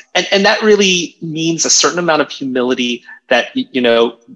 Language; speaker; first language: English; native; English